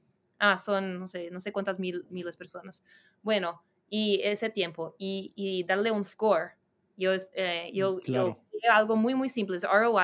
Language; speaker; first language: Spanish; non-native, fluent; Portuguese